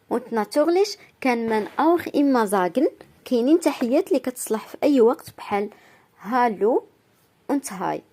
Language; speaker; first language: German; non-native, fluent; Arabic